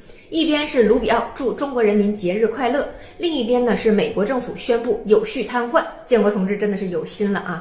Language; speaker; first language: Chinese; native; Chinese